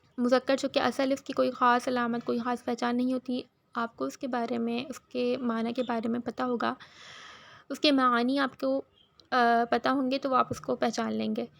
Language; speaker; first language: Urdu; native; Urdu